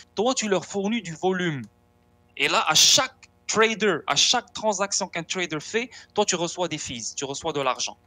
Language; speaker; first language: French; non-native, local second language; Arabic